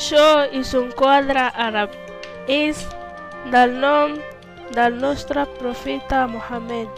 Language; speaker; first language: Catalan; non-native, learner; Berber languages